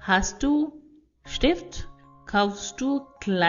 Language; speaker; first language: German; non-native, fluent; Hindi